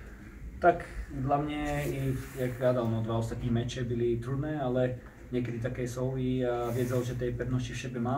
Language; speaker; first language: Polish; non-native, learner; Slovak